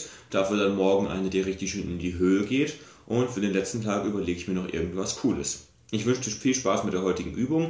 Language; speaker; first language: German; native; German